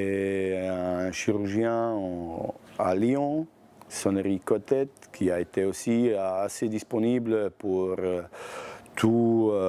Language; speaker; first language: French; non-native, fluent; Bosnian